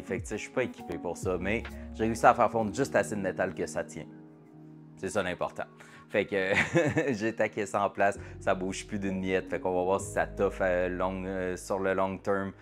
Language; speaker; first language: French; native; French